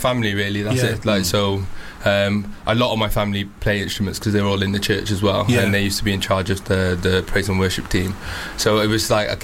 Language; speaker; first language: English; native; English